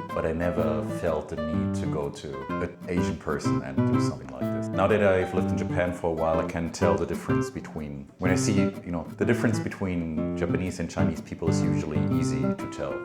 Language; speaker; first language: English; non-native, fluent; German